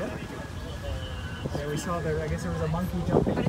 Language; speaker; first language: English; native; English